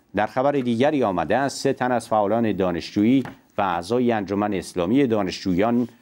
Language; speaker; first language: Persian; non-native, local second language; Central Kurdish